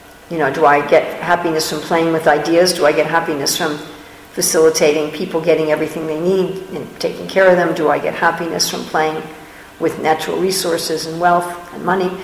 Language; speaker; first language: English; native; English